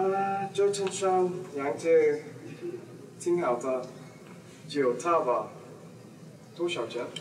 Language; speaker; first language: Chinese; non-native, learner; English